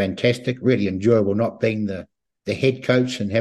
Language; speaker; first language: English; native; English